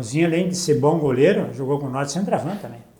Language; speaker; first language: Portuguese; native; Portuguese